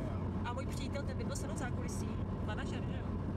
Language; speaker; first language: Czech; native; Czech